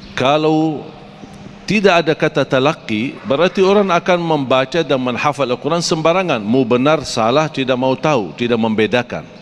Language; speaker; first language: Malay; non-native, fluent; Arabic